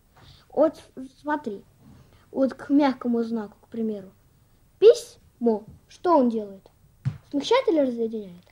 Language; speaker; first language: Russian; native; Russian